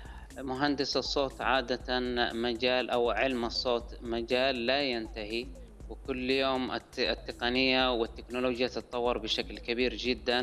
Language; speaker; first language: Arabic; native; Arabic